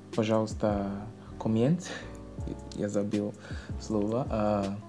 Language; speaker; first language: Russian; non-native, learner; English